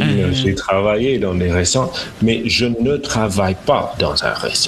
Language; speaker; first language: French; non-native, fluent; English